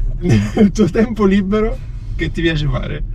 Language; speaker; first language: Italian; native; Italian